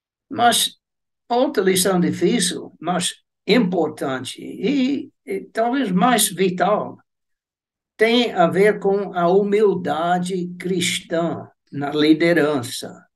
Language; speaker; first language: Portuguese; non-native, fluent; English